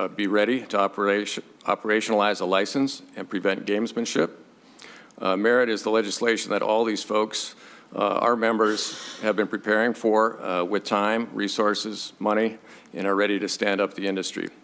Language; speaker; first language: English; native; English